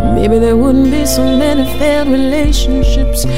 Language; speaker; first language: English; native; English